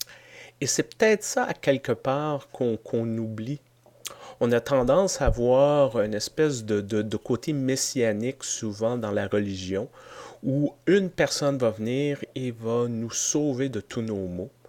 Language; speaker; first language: French; native; French